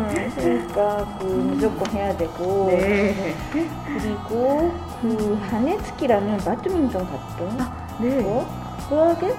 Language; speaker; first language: Korean; non-native, fluent; Japanese